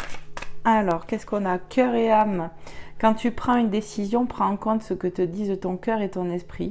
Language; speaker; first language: French; native; French